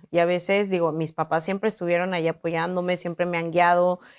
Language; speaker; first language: Spanish; native; Spanish